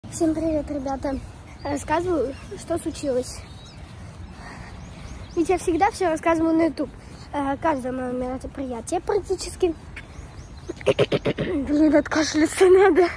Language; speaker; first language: Russian; early bilingual, heritage; Russian